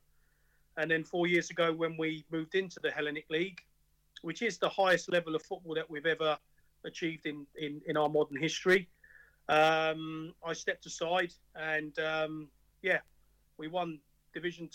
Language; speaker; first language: English; native; English